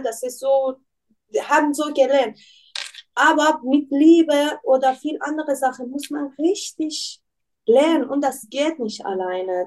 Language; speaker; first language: German; non-native, learner; Persian